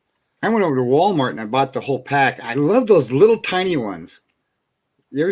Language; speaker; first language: English; native; English